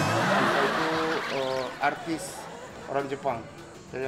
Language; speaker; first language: Indonesian; non-native, fluent; Japanese